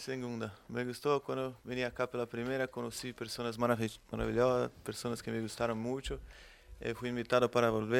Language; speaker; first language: Spanish; non-native, fluent; Portuguese